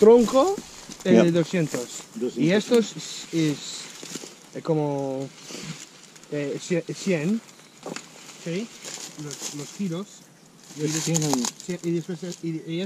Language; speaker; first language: Spanish; non-native, learner; English